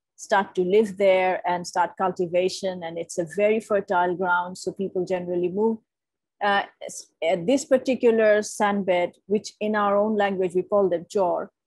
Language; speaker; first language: English; non-native, local second language; Bangla